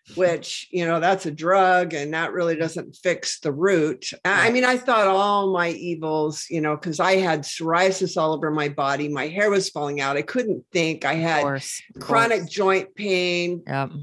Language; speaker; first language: English; native; English